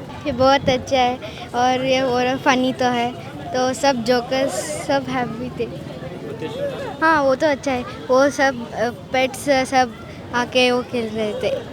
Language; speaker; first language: Hindi; non-native, local second language; Telugu